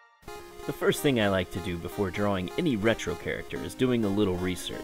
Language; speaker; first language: English; native; English